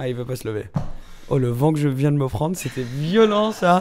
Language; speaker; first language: French; native; French